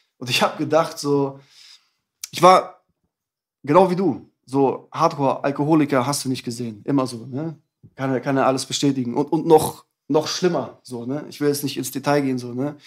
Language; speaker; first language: German; native; German